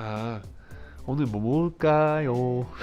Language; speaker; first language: Korean; non-native, fluent; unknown